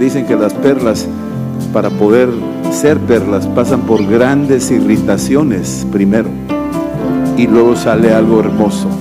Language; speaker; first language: Spanish; native; Spanish